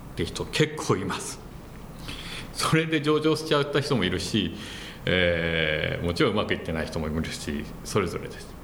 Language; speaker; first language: Japanese; non-native, fluent; English